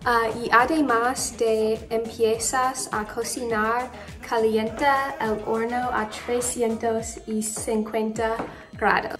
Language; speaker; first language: Spanish; non-native, learner; English